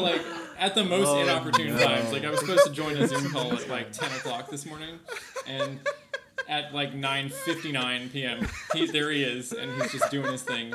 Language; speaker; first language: English; native; English